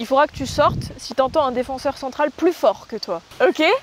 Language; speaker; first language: French; native; French